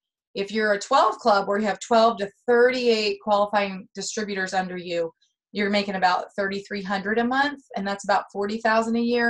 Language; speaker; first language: English; native; English